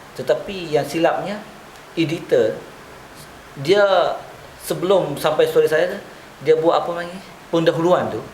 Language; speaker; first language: Malay; native; Malay